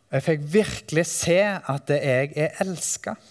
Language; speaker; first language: Norwegian; native; Norwegian